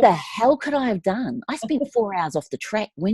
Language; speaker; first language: English; native; English